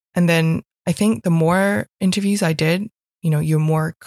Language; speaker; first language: English; non-native, local second language; Cantonese